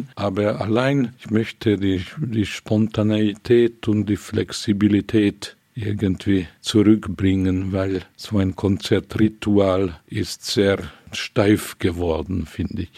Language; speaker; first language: German; non-native, fluent; Hungarian